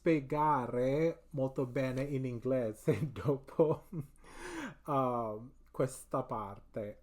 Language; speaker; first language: Italian; non-native, learner; English